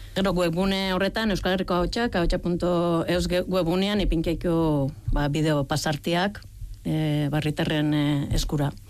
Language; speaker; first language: Basque; native; Basque